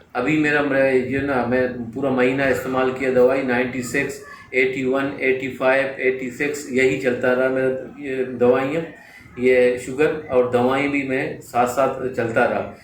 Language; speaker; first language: Urdu; non-native, local second language; Baluchi